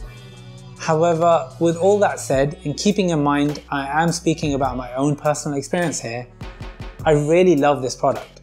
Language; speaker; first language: English; native; English